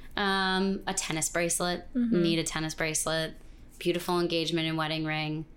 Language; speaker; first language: English; native; English